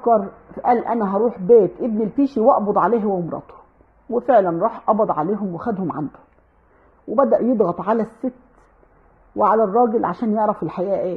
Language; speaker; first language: Arabic; native; Arabic